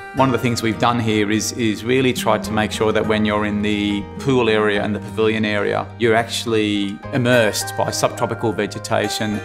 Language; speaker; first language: English; native; English